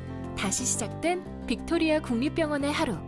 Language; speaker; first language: Korean; native; Korean